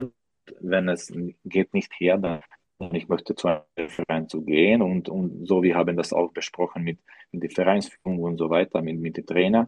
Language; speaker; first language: German; non-native, learner; Slovak